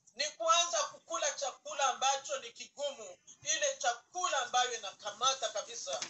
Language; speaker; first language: Swahili; native; Swahili